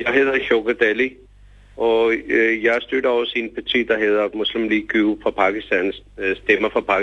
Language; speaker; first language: Danish; non-native, learner; Urdu